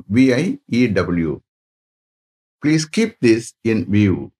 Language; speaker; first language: English; non-native, local second language; Tamil